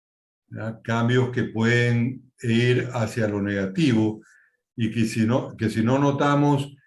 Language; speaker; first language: Spanish; native; Spanish